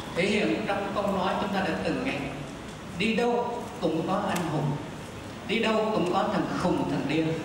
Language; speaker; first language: Vietnamese; native; Vietnamese